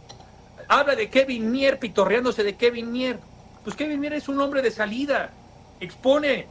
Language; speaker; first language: Spanish; native; Spanish